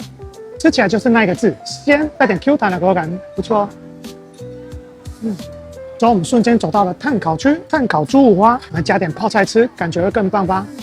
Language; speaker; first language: Chinese; native; Chinese